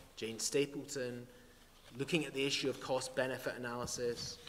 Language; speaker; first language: English; native; English